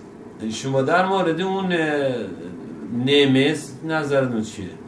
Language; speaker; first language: Persian; native; Persian